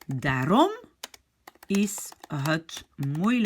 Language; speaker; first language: Dutch; non-native, local second language; French